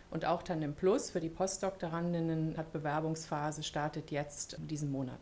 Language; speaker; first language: German; early bilingual, other home language; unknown